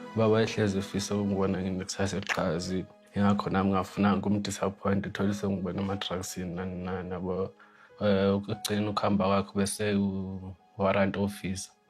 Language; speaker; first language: Zulu; native; Zulu